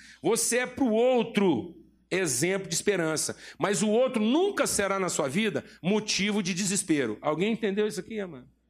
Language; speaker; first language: Portuguese; native; Portuguese